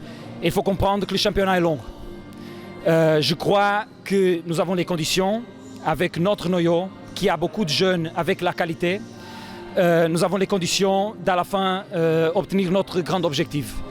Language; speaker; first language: French; non-native, fluent; Portuguese